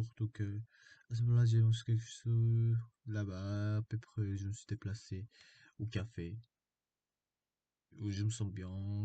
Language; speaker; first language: French; non-native, learner; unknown